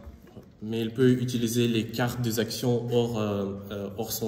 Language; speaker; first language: French; non-native, learner; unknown